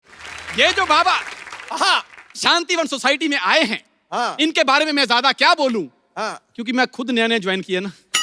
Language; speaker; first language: Hindi; native; Hindi